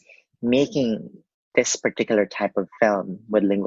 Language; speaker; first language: English; non-native, local second language; Cebuano